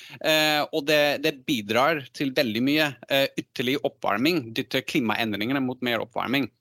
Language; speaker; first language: Norwegian; non-native, fluent; Dutch